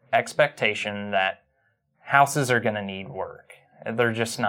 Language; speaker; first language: English; native; English